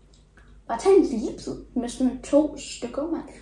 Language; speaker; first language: Danish; early bilingual, other home language; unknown